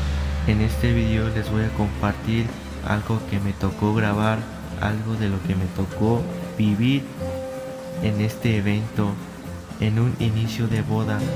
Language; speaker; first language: Spanish; native; Spanish